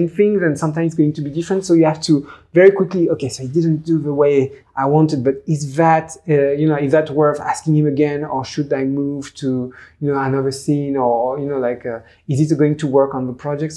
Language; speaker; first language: English; non-native, fluent; French